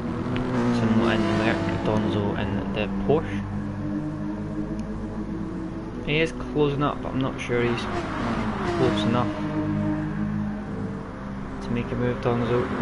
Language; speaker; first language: English; native; English